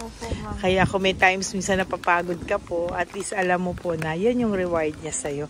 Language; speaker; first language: Filipino; native; Filipino